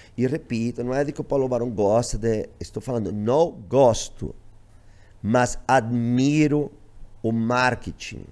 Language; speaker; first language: Portuguese; non-native, fluent; Spanish